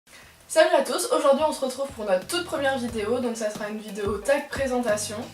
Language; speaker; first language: French; native; French